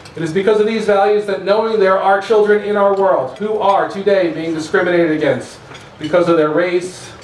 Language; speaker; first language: English; native; English